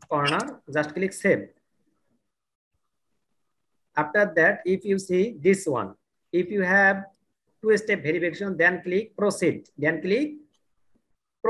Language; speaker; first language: English; non-native, learner; Bangla